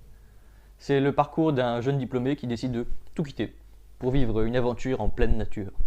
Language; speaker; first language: French; native; French